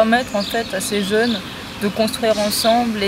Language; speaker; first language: French; non-native, fluent; Spanish